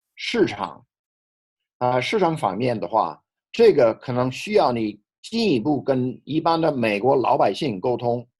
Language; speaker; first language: Chinese; non-native, fluent; English